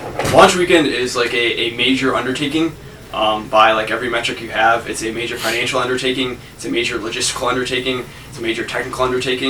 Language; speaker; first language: English; native; English